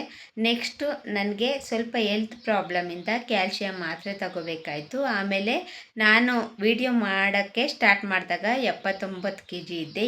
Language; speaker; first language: Kannada; native; Kannada